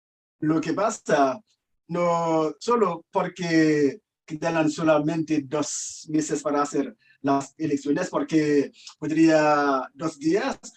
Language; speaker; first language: Spanish; non-native, learner; Haitian Creole